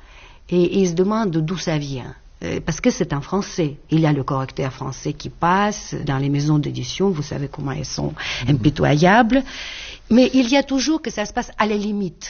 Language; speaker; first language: French; non-native, fluent; Russian